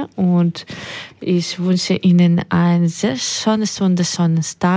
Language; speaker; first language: German; non-native, learner; Ukrainian